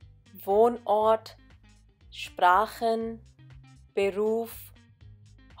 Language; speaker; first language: German; non-native, fluent; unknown